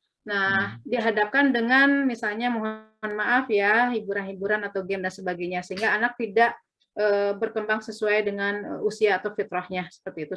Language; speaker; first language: Indonesian; native; Indonesian